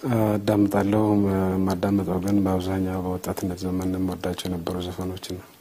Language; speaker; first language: Amharic; non-native, local second language; Tigrinya